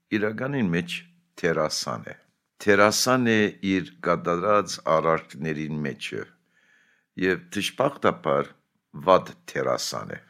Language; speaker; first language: Armenian; early bilingual, heritage; Armenian